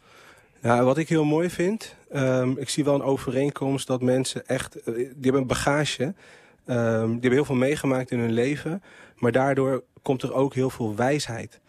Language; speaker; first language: Dutch; native; Dutch